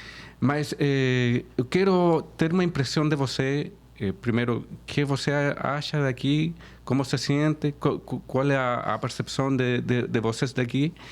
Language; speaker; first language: Portuguese; non-native, fluent; Spanish